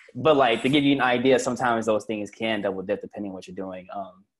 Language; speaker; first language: English; native; English